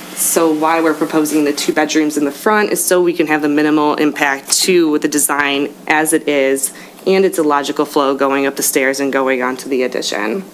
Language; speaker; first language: English; native; English